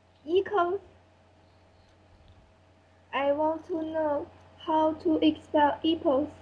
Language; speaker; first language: English; non-native, learner; French